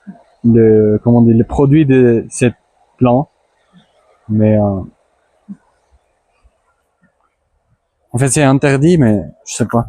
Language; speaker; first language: French; non-native, learner; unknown